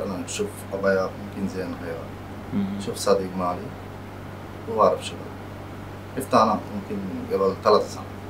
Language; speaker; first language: Arabic; non-native, learner; Bangla